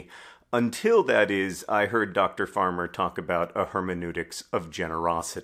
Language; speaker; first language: English; native; English